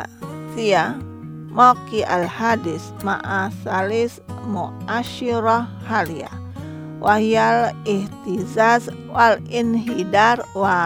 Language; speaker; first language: Arabic; non-native, fluent; Indonesian